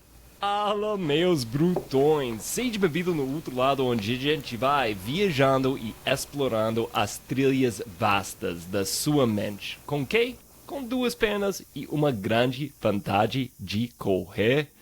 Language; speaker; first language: Portuguese; non-native, fluent; English